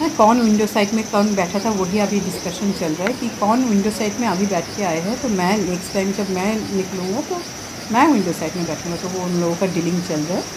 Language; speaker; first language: Hindi; non-native, local second language; Bangla